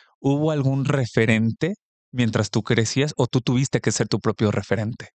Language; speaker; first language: Spanish; early bilingual, heritage; Spanish